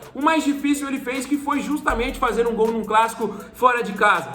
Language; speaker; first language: Portuguese; native; Portuguese